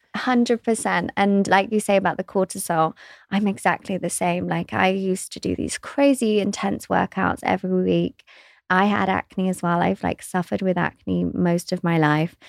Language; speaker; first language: English; native; English